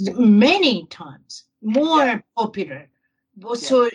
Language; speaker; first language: English; non-native, learner; Japanese